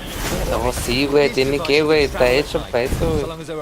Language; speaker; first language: Spanish; native; Spanish